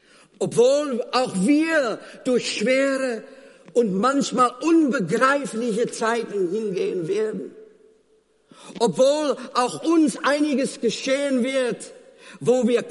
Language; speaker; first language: German; non-native, fluent; Afrikaans